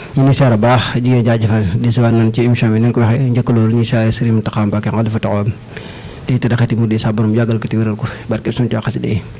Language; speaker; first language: Wolof; native; Wolof